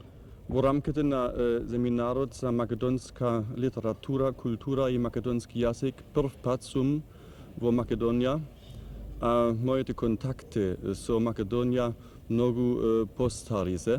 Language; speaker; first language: Macedonian; non-native, fluent; German